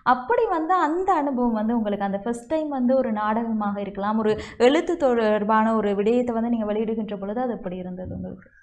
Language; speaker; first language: Tamil; native; Tamil